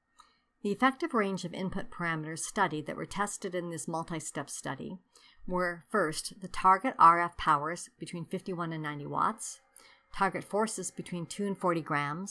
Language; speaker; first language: English; native; English